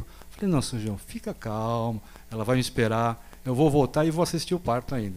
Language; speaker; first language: Portuguese; native; Portuguese